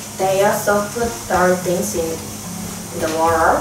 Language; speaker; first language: English; non-native, learner; Korean